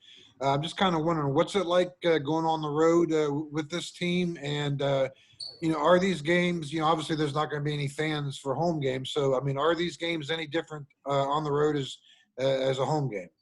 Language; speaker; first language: English; native; English